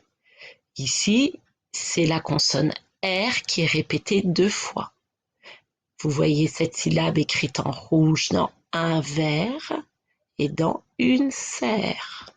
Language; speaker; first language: French; native; French